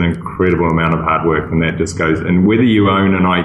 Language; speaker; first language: English; native; English